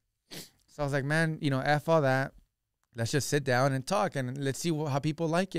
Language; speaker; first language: English; early bilingual, other home language; Spanish